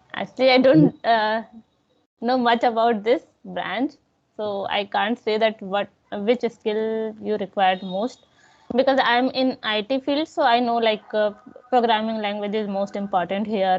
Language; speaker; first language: English; non-native, local second language; Hindi